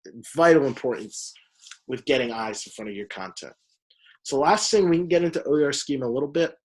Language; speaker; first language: English; native; English